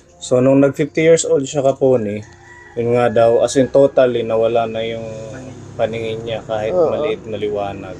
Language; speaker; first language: Filipino; non-native, local second language; Waray